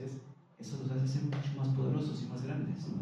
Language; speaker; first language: Spanish; native; Spanish